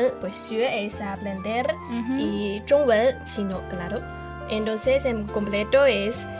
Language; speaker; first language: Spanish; non-native, fluent; Chinese